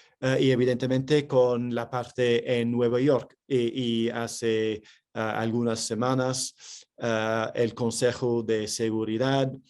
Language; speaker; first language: Spanish; non-native, fluent; English